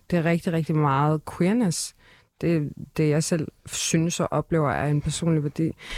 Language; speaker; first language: Danish; early bilingual, other home language; Kurdish